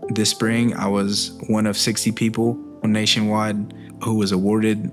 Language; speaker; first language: English; early bilingual, other home language; Spanish